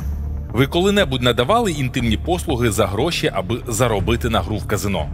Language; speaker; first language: Ukrainian; native; Ukrainian